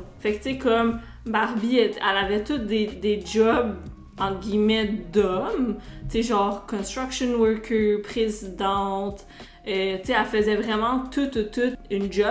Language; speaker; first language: French; native; French